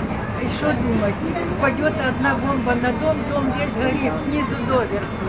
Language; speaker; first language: Russian; native; Russian